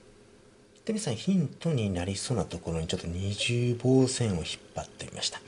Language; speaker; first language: Japanese; native; Japanese